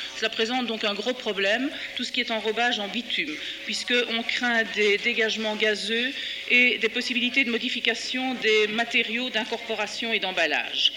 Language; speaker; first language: French; native; French